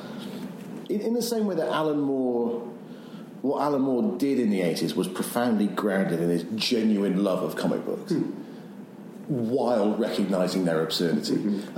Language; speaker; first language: English; native; English